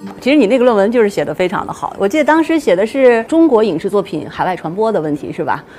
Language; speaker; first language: Chinese; native; Chinese